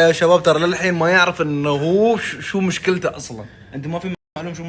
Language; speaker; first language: Arabic; native; Arabic